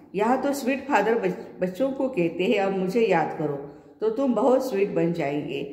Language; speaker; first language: Hindi; non-native, local second language; Marathi